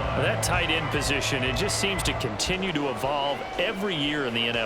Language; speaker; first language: English; native; English